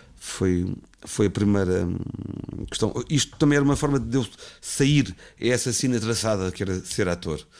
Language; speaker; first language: Portuguese; native; Portuguese